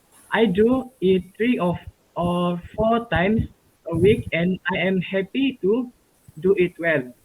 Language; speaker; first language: English; non-native, local second language; Malay